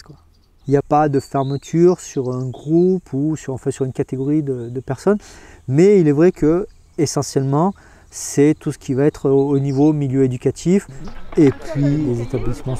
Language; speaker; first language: French; native; French